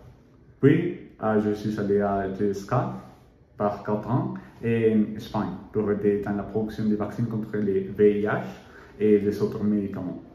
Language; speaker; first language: French; non-native, learner; Spanish